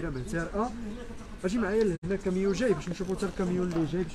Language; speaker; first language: Arabic; native; Arabic